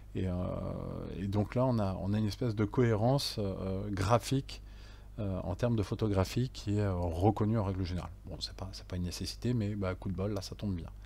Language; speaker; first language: French; native; French